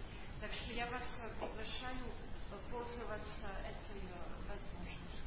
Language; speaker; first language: Russian; non-native, fluent; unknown